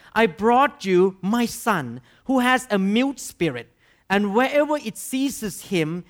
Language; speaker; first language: English; non-native, fluent; Thai